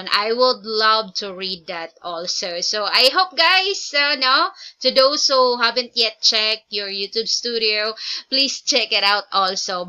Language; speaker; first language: English; non-native, local second language; Filipino